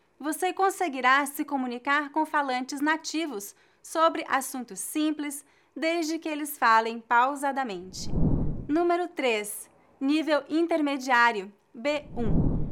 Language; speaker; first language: Portuguese; native; Portuguese